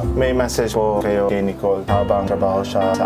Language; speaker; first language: Filipino; non-native, learner; Arabic